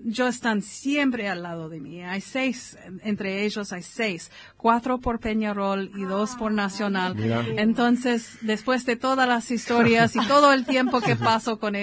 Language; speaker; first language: Spanish; non-native, fluent; English